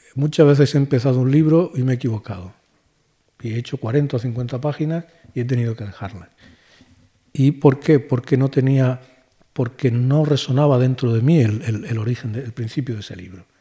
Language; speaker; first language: Spanish; native; Spanish